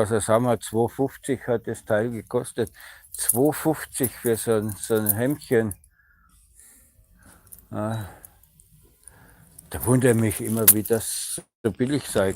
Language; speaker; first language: German; native; German